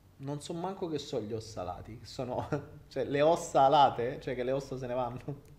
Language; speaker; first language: Italian; native; Italian